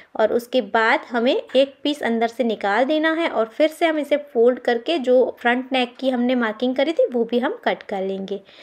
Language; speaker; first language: Hindi; non-native, local second language; Gujarati